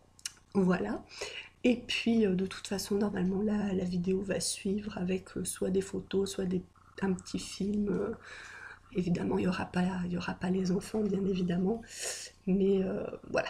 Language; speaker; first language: French; native; French